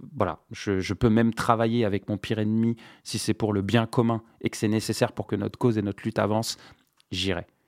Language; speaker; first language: French; non-native, local second language; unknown